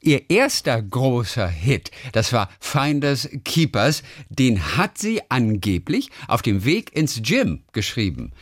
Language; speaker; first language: German; native; German